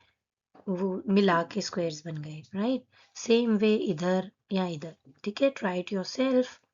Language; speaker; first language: Hindi; native; Hindi